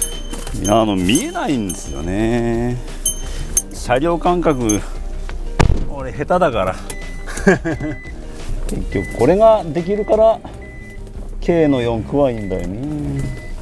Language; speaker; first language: Japanese; native; Japanese